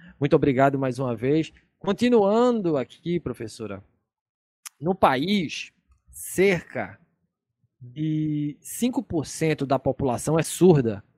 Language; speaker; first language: Portuguese; native; Portuguese